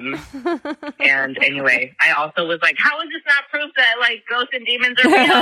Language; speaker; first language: English; native; English